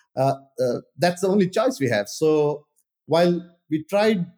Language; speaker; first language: English; non-native, local second language; Kannada